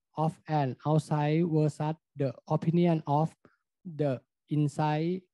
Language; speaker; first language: English; non-native, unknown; Thai